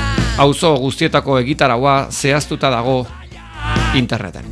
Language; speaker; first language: Basque; native; Basque